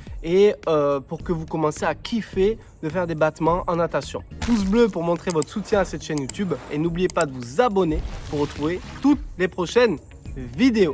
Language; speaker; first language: French; native; French